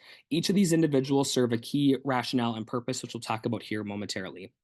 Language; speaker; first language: English; native; English